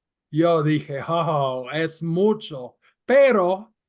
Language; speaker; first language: Spanish; non-native, fluent; English